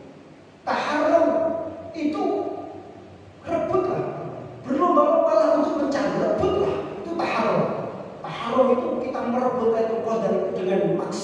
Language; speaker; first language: Indonesian; non-native, local second language; Javanese